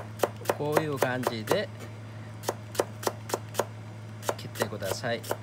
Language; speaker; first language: Japanese; non-native, fluent; Korean